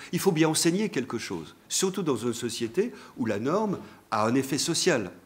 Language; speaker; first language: French; native; French